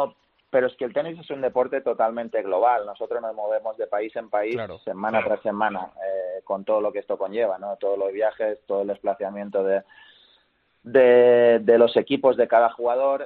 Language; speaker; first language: Spanish; native; Spanish